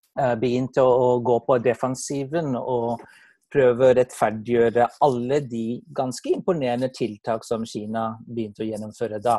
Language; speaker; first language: Norwegian; non-native, fluent; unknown